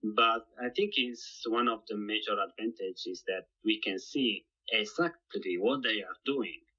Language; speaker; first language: English; non-native, fluent; Italian